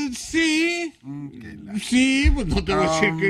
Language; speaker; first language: Spanish; native; Spanish